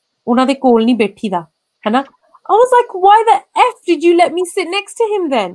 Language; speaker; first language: English; native; English